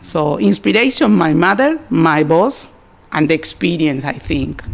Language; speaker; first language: English; non-native, learner; Spanish